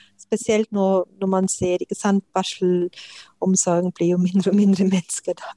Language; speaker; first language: Norwegian; non-native, fluent; German